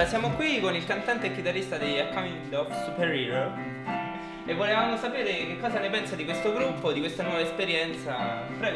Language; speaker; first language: Italian; native; Italian